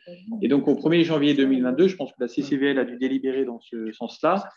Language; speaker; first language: French; native; French